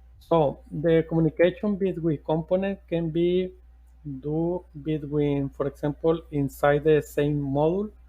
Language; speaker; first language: English; non-native, learner; Spanish